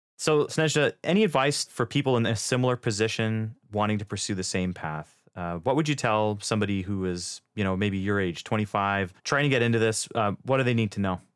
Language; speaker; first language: English; native; English